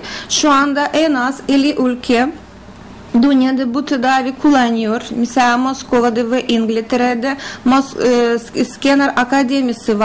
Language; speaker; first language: Turkish; non-native, learner; Russian